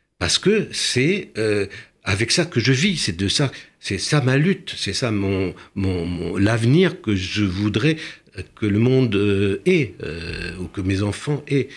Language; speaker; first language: French; early bilingual, other home language; Romanian